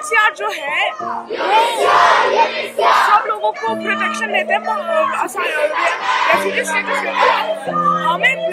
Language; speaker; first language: Hindi; early bilingual, other home language; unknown